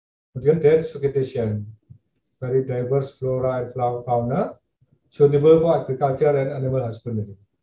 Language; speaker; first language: English; non-native, fluent; Indonesian